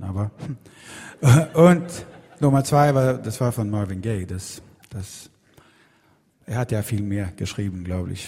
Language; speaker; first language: German; non-native, learner; Swedish